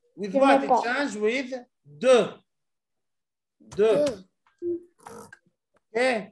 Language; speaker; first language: English; non-native, fluent; Arabic